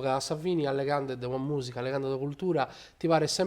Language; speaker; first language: Italian; native; Italian